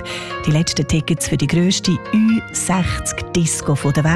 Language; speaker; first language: German; native; German